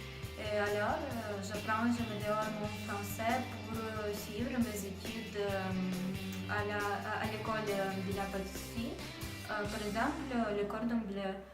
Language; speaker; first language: French; non-native, learner; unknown